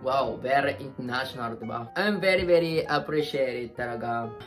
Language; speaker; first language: English; non-native, learner; Japanese